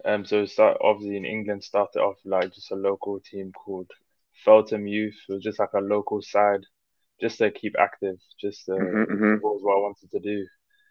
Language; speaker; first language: English; native; English